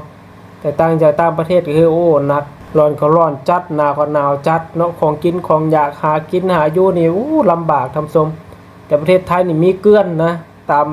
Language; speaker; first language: Thai; non-native, local second language; Lao